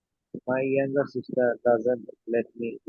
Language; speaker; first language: English; non-native, learner; Bangla